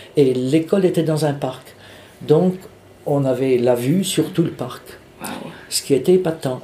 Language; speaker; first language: French; native; French